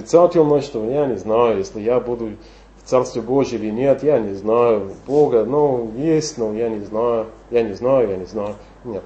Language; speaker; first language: Russian; non-native, fluent; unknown